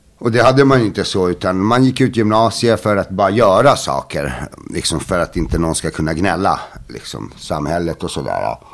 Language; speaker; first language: Swedish; early bilingual, other home language; Bosnian